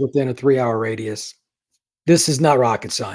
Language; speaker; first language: English; native; English